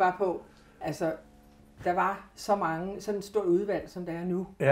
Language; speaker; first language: Danish; native; Danish